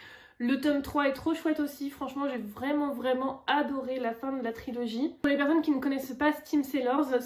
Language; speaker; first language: French; native; French